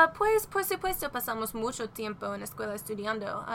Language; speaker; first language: Spanish; non-native, learner; English